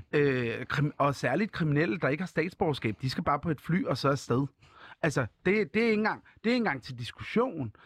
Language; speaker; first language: Danish; early bilingual, other home language; Arabic